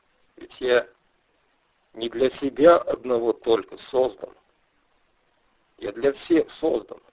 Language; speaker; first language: Russian; native; Russian